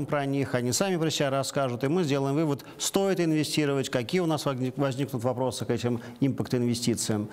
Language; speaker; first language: Russian; native; Russian